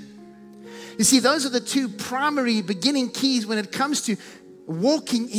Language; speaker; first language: English; native; English